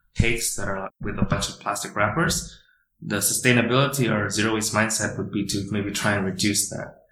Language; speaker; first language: English; non-native, fluent; Indonesian